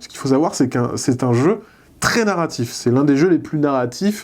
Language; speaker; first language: French; native; French